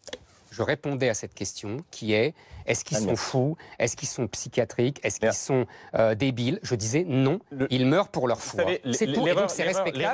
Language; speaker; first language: French; native; French